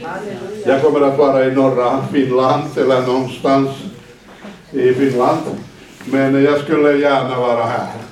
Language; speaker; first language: Swedish; non-native, fluent; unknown